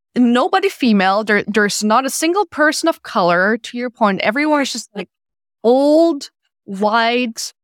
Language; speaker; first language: English; non-native, fluent; German